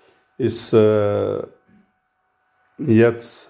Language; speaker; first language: German; non-native, learner; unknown